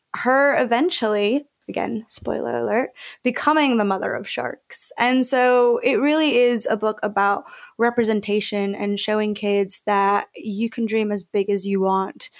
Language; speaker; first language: English; early bilingual, other home language; Spanish